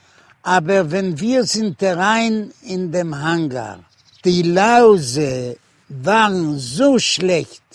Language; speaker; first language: German; non-native, fluent; Yiddish